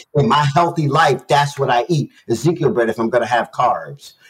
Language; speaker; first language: English; native; English